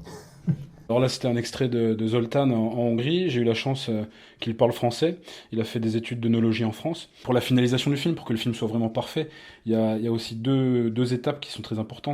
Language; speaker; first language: French; native; French